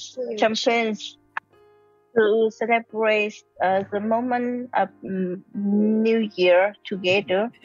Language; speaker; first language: English; non-native, learner; Vietnamese